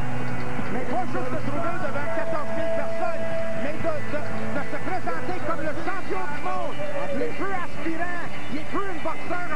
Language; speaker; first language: French; native; French